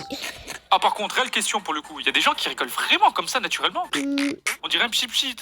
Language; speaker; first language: French; native; French